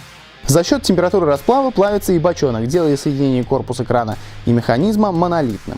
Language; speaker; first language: Russian; native; Russian